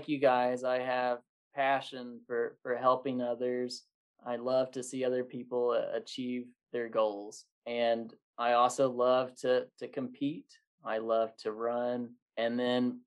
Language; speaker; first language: English; native; English